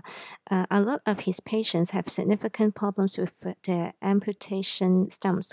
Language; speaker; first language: English; non-native, local second language; Cantonese